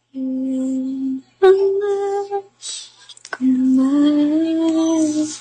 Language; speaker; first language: Filipino; native; Filipino